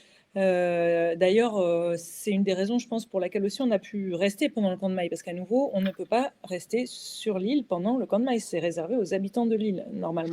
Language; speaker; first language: French; native; French